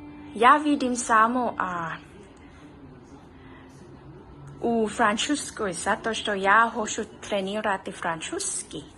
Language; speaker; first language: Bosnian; early bilingual, heritage; Bosnian